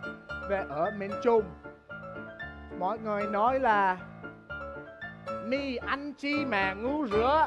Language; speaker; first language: Vietnamese; non-native, fluent; English